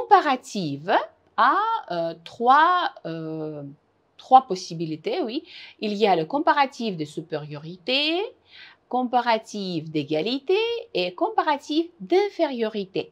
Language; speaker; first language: French; non-native, fluent; Uzbek